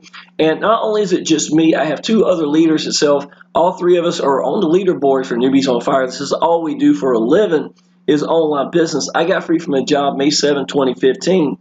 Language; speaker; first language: English; native; English